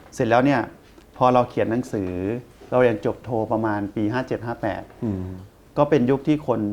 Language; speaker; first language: Thai; native; Thai